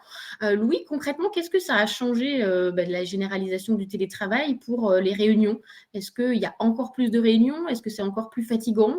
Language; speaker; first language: French; native; French